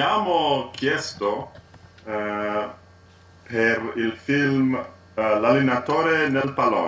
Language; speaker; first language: Italian; non-native, learner; English